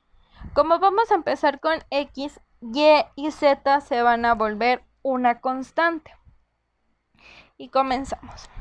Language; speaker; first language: Spanish; native; Spanish